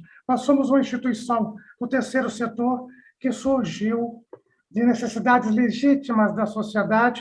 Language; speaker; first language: Portuguese; native; Portuguese